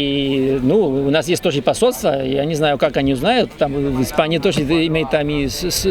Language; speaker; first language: Russian; non-native, fluent; Spanish